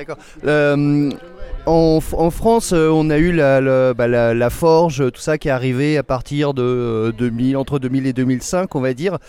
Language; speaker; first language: French; native; French